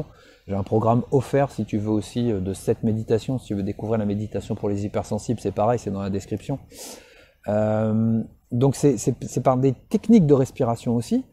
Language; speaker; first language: French; native; French